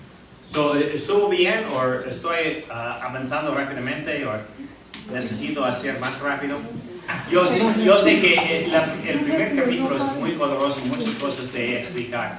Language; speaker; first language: Spanish; non-native, fluent; English